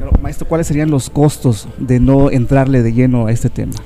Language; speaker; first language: Spanish; native; Spanish